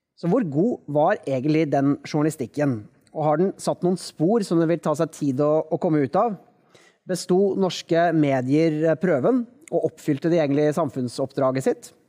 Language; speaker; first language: Norwegian; native; Norwegian